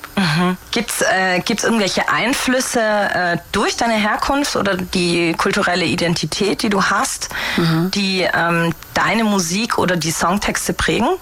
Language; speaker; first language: German; native; German